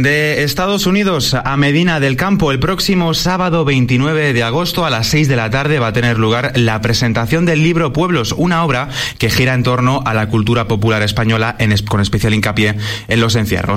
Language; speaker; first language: Spanish; native; Spanish